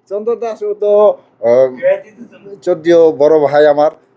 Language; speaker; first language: Hindi; non-native, learner; Bangla